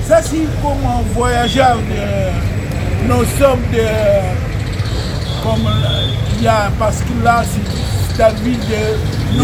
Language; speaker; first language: French; non-native, learner; Arabic